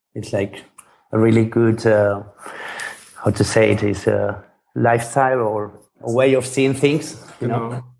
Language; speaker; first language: English; non-native, fluent; Spanish